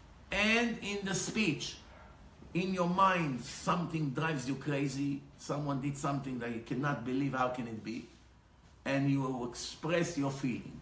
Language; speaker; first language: English; non-native, fluent; Hebrew